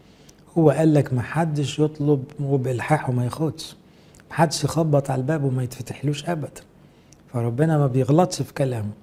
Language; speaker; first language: Arabic; native; Arabic